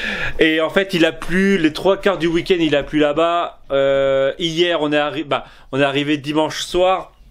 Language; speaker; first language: French; native; French